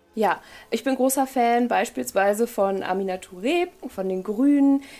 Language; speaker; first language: German; native; German